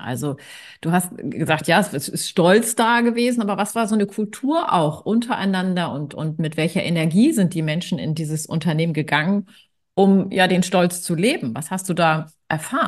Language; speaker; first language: German; native; German